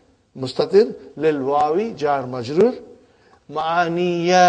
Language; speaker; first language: Arabic; non-native, fluent; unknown